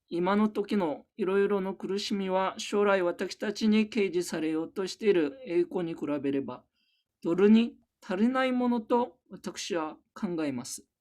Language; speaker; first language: Japanese; non-native, fluent; Korean